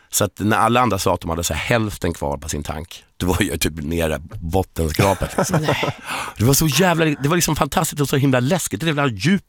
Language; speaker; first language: Swedish; native; Swedish